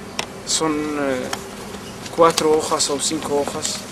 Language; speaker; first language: Spanish; non-native, learner; Arabic